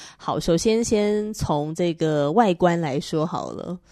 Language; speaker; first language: Chinese; native; Chinese